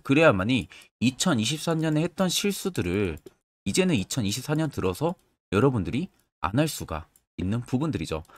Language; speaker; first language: Korean; native; Korean